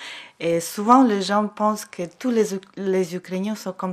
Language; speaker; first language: French; non-native, learner; Ukrainian